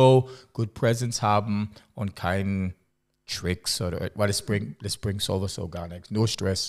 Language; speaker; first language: German; non-native, learner; English